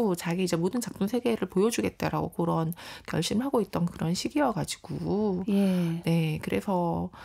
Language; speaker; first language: Korean; native; Korean